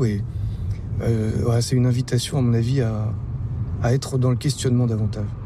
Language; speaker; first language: French; native; French